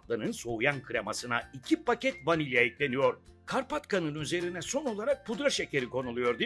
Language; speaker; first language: Turkish; native; Turkish